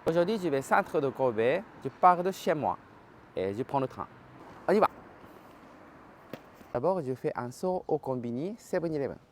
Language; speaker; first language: French; non-native, fluent; Japanese